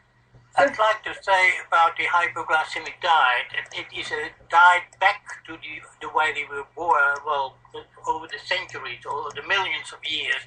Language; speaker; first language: English; non-native, fluent; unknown